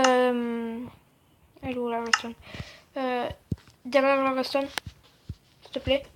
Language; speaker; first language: French; native; French